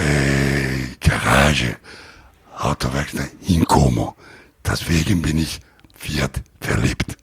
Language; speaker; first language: German; non-native, learner; Italian